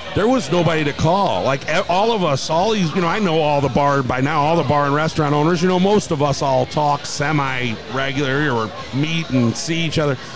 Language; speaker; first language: English; native; English